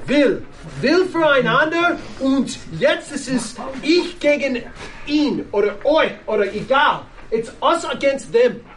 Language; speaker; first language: German; non-native, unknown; English